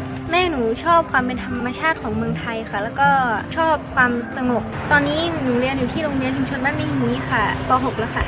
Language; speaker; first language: Thai; early bilingual, other home language; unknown